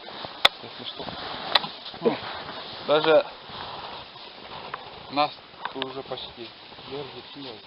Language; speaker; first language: Russian; native; Russian